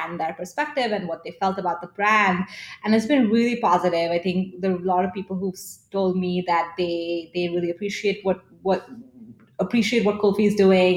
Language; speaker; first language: English; non-native, local second language; Hindi